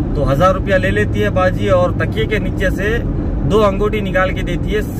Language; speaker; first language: Hindi; native; Hindi